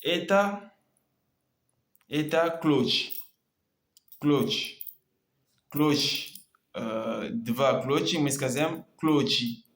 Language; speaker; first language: Russian; non-native, learner; French